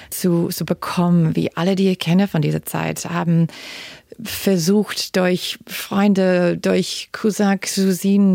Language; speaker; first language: German; non-native, fluent; English